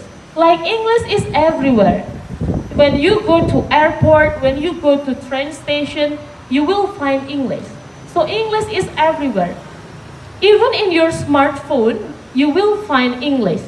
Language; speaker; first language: English; non-native, fluent; Indonesian